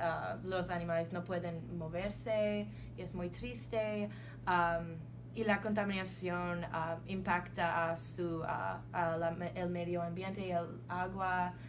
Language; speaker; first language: Spanish; non-native, learner; English